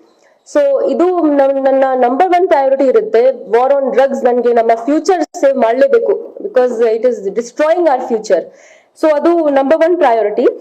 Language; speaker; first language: Kannada; non-native, fluent; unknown